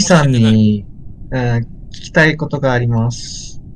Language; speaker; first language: Japanese; non-native, learner; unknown